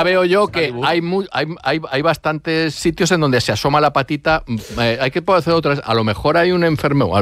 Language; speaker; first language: Spanish; native; Spanish